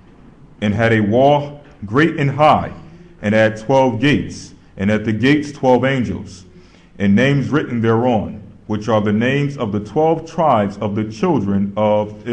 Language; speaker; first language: English; native; English